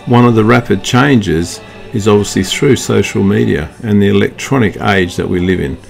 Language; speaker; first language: English; native; English